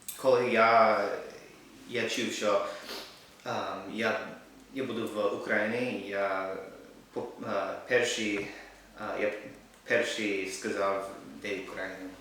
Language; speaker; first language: Ukrainian; non-native, learner; English